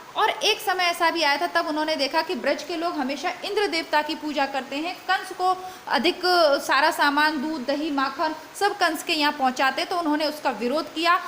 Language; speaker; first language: Hindi; native; Hindi